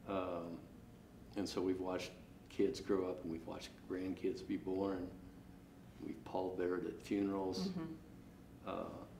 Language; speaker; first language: English; native; English